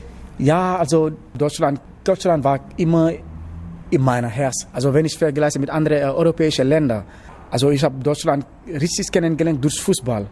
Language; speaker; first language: German; non-native, learner; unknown